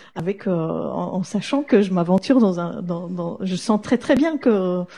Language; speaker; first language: French; native; French